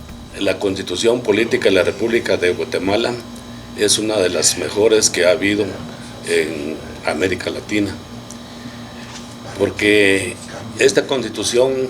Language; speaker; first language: Spanish; native; Spanish